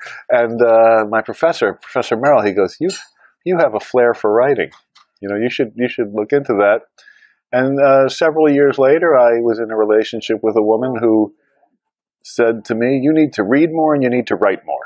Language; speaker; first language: English; native; English